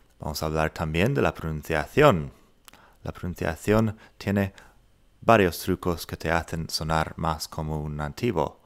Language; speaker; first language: Spanish; non-native, fluent; English